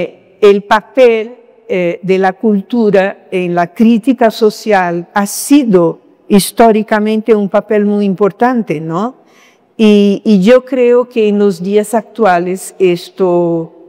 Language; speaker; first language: Spanish; non-native, fluent; Portuguese